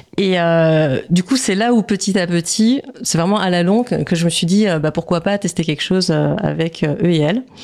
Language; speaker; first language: French; native; French